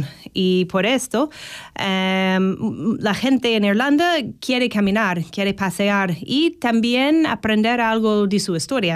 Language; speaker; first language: Spanish; non-native, fluent; English